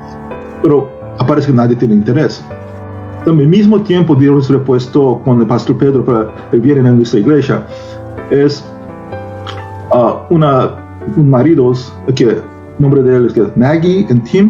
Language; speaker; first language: Spanish; non-native, learner; Korean